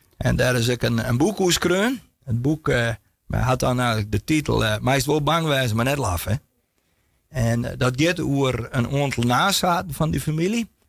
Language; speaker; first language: Dutch; non-native, local second language; Western Frisian